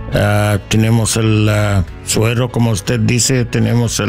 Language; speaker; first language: Spanish; non-native, learner; English